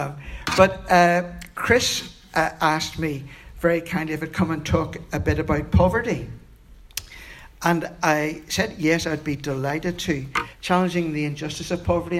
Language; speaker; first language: English; native; English